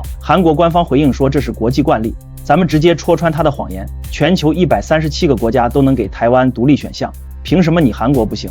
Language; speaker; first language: Chinese; native; Chinese